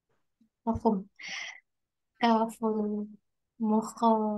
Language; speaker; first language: Arabic; non-native, learner; Indonesian